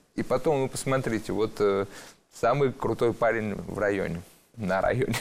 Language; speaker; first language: Russian; early bilingual, other home language; Georgian